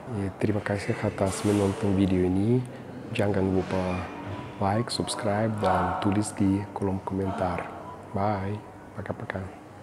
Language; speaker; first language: Indonesian; non-native, fluent; Russian